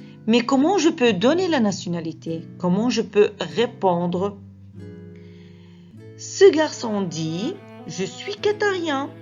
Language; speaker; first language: French; non-native, fluent; Arabic